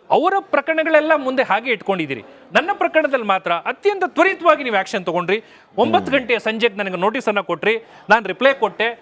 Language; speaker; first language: Kannada; native; Kannada